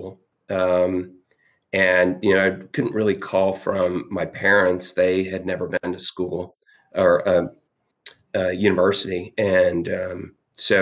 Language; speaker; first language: English; native; English